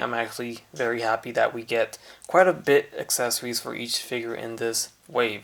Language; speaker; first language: English; native; English